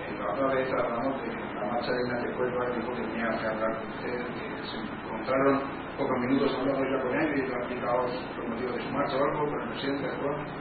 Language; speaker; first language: Spanish; native; Spanish